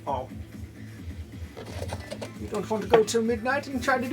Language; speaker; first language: English; native; English